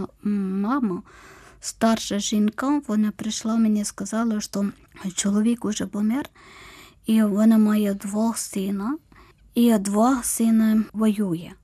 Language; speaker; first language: Ukrainian; non-native, learner; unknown